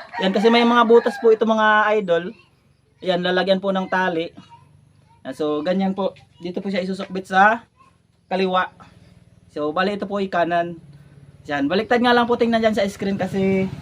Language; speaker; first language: Filipino; non-native, local second language; Bikol